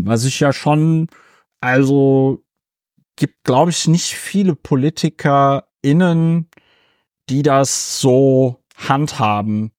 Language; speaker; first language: German; native; German